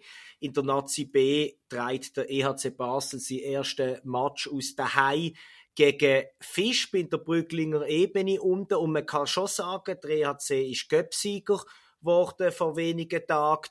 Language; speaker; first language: German; native; German